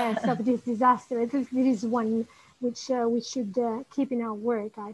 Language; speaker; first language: English; non-native, fluent; Italian